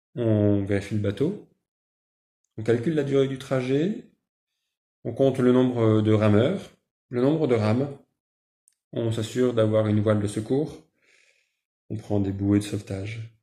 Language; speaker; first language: French; native; French